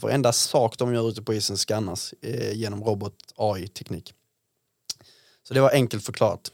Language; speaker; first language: Swedish; native; Swedish